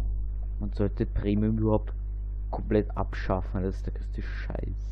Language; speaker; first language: German; native; German